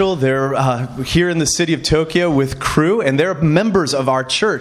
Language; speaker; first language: English; native; English